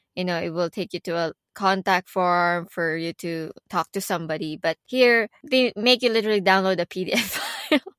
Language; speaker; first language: English; non-native, local second language; Filipino